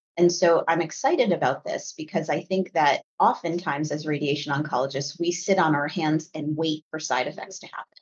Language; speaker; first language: English; native; English